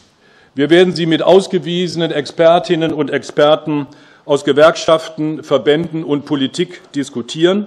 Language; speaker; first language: German; native; German